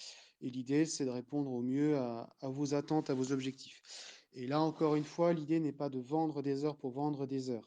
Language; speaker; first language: French; native; French